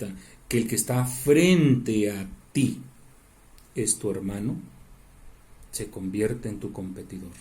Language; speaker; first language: Spanish; native; Spanish